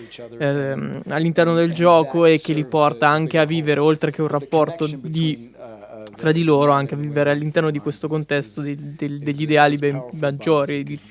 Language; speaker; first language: Italian; native; Italian